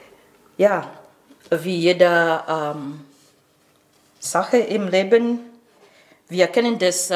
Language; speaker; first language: German; non-native, learner; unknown